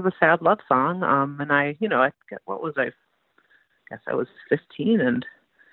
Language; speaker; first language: English; native; English